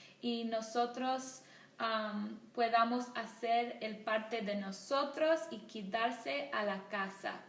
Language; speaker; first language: Spanish; non-native, learner; English